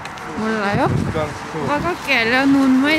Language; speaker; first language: Korean; non-native, learner; Thai